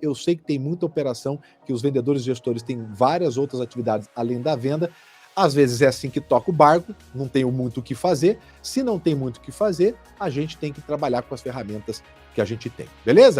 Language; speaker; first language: Portuguese; native; Portuguese